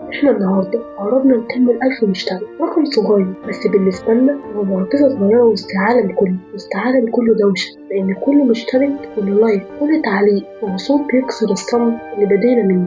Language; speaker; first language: Arabic; native; Arabic